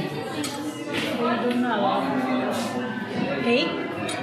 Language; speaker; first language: English; non-native, learner; Cebuano